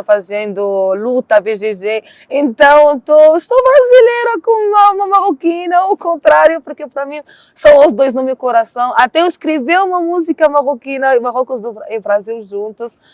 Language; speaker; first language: Portuguese; non-native, learner; Arabic